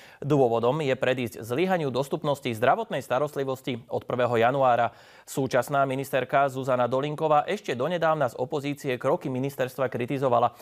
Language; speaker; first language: Slovak; native; Slovak